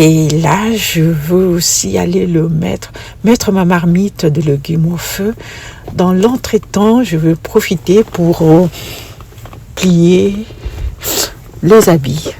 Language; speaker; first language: French; non-native, local second language; Lingala